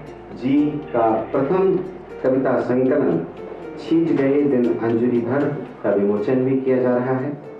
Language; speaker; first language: Hindi; native; Hindi